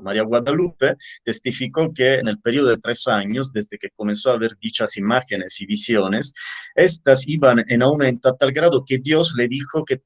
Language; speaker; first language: Spanish; native; Spanish